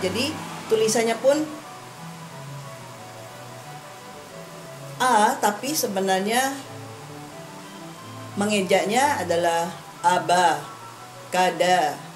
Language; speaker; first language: Indonesian; non-native, fluent; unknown